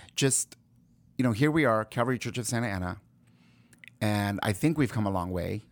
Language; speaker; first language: English; early bilingual, other home language; Spanish